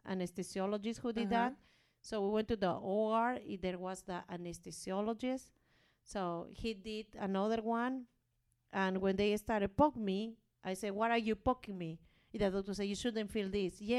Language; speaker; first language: English; non-native, learner; Spanish